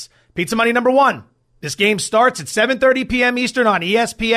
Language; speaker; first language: English; native; English